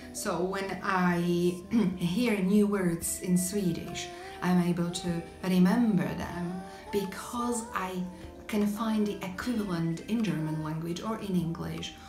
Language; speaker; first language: English; non-native, fluent; Slovak